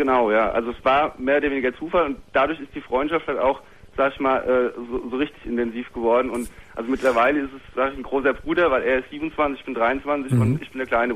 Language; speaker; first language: German; native; German